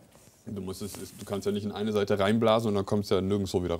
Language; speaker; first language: German; native; German